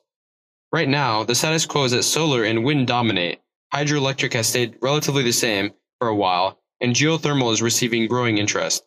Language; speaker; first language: English; native; English